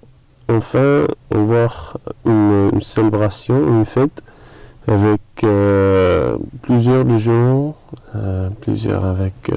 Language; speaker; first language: French; non-native, learner; English